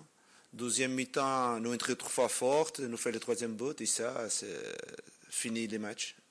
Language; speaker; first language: French; non-native, learner; Spanish